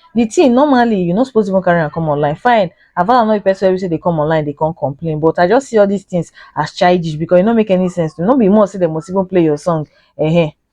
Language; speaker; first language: Nigerian Pidgin; native; Nigerian Pidgin